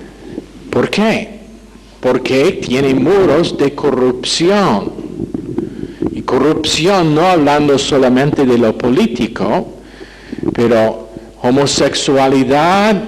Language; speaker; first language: Spanish; non-native, fluent; English